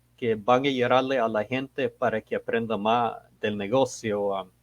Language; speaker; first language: Spanish; early bilingual, heritage; Spanish